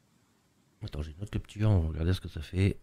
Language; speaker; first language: French; native; French